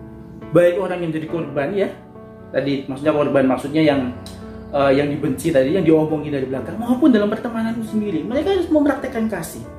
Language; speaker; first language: Indonesian; native; Indonesian